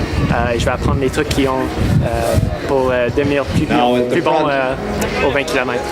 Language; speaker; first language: French; non-native, local second language; English